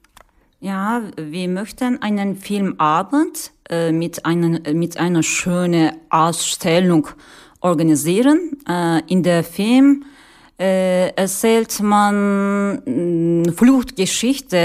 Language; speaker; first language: German; non-native, learner; Turkish